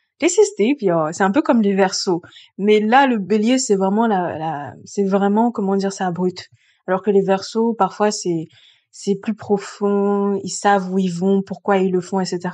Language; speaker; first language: French; early bilingual, other home language; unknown